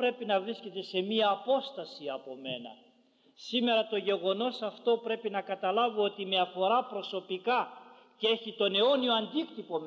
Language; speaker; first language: Greek; native; Greek